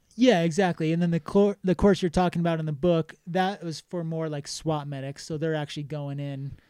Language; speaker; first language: English; native; English